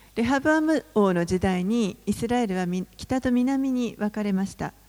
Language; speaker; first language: Japanese; non-native, fluent; English